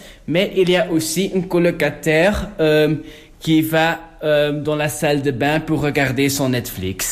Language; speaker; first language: French; non-native, local second language; Dutch